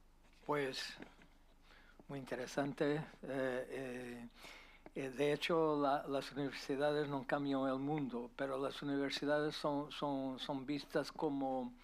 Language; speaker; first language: Spanish; non-native, fluent; Portuguese